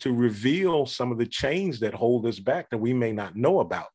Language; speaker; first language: English; native; English